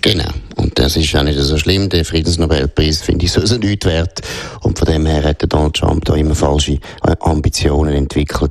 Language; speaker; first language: German; native; German